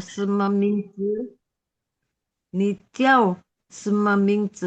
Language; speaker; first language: Chinese; non-native, learner; Indonesian